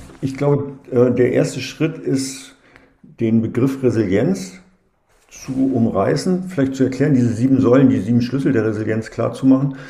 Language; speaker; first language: German; native; German